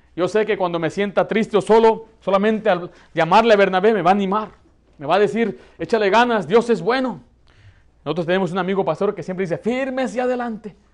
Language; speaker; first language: Spanish; early bilingual, heritage; Spanish